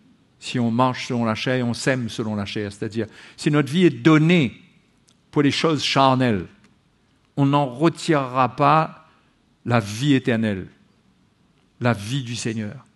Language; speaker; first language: French; native; French